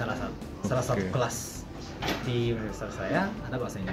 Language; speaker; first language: Indonesian; non-native, fluent; Japanese